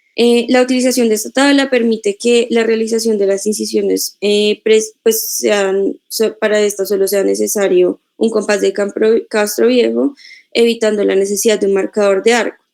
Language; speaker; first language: Spanish; native; Spanish